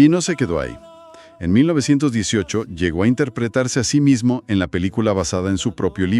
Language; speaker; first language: Spanish; native; Spanish